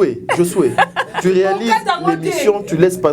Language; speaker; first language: French; non-native, local second language; Lingala